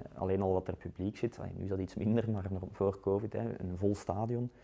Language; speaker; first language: Dutch; native; Dutch